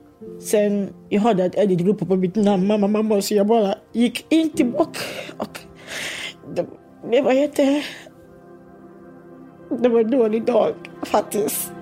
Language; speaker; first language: Swedish; non-native, learner; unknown